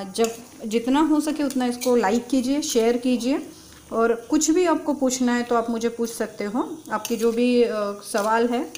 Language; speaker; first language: Hindi; non-native, local second language; Marathi